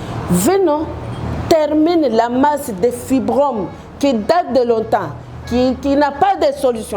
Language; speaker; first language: French; non-native, local second language; Lingala